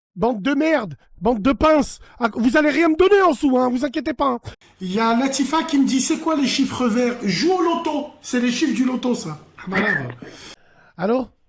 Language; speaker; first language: French; native; French